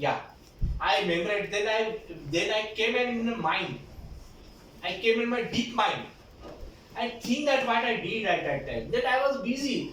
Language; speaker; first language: English; non-native, local second language; Marathi